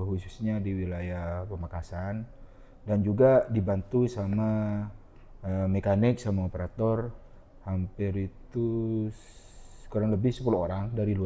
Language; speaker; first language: Indonesian; non-native, local second language; Madurese